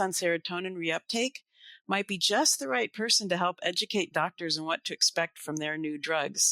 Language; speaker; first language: English; native; English